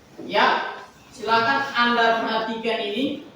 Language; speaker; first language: Indonesian; native; Indonesian